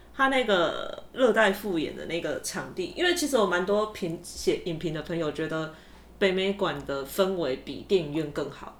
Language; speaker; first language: Chinese; native; Chinese